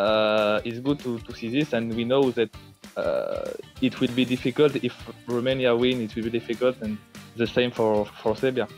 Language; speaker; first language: English; non-native, fluent; French